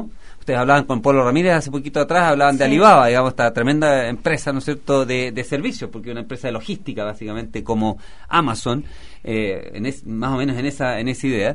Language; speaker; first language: Spanish; native; Spanish